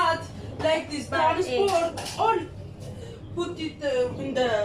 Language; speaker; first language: English; non-native, learner; Amharic